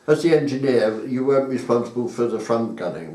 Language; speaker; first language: English; native; English